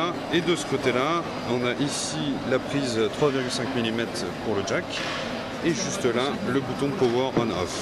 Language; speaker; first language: French; native; French